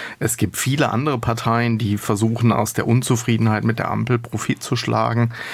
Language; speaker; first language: German; native; German